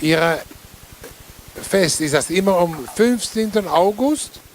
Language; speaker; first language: German; non-native, fluent; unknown